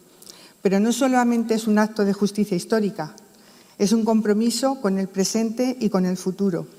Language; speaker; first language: Spanish; native; Spanish